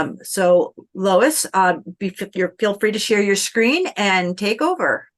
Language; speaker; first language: English; native; English